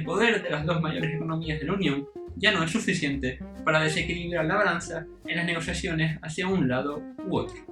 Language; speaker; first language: Spanish; native; Spanish